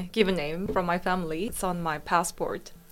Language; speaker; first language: English; non-native, fluent; Korean